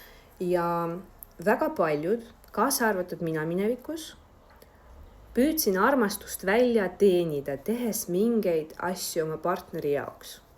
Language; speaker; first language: Estonian; non-native, local second language; Russian